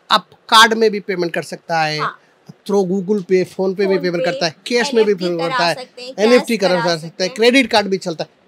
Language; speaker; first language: Hindi; non-native, local second language; Assamese